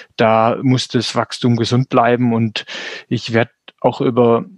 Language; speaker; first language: German; native; German